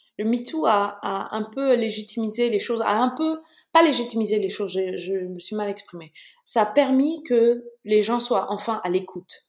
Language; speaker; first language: French; non-native, local second language; Bambara